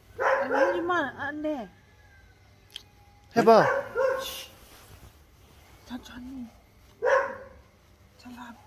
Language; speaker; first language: Korean; non-native, learner; Lao